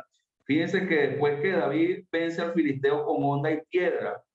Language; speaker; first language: Spanish; native; Spanish